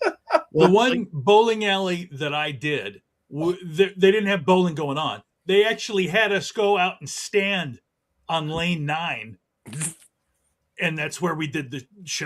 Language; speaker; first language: English; native; English